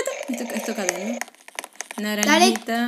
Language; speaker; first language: Italian; non-native, fluent; Spanish